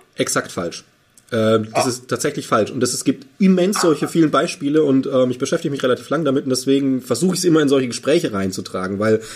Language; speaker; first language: German; native; German